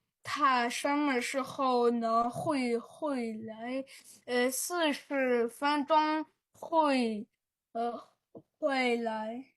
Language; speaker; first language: Chinese; non-native, learner; Georgian